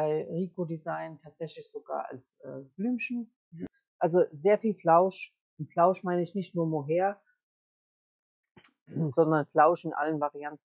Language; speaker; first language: German; native; German